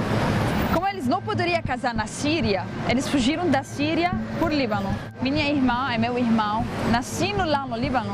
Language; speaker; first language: Portuguese; non-native, fluent; Arabic